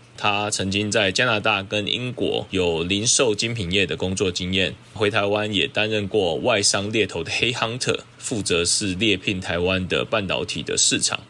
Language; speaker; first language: Chinese; native; Chinese